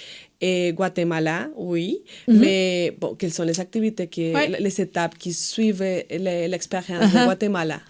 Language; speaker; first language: French; non-native, fluent; Spanish